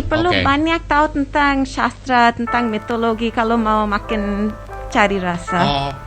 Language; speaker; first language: Indonesian; non-native, fluent; English